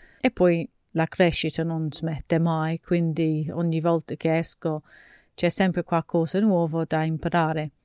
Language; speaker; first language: Italian; non-native, fluent; English